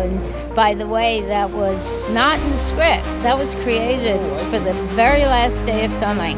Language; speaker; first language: English; native; English